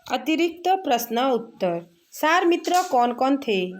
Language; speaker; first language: Hindi; non-native, local second language; Assamese